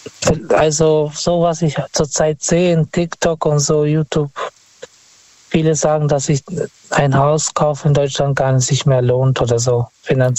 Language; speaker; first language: German; non-native, fluent; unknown